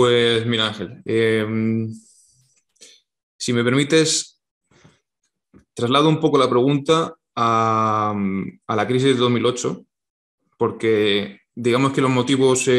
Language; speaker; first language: Spanish; native; Spanish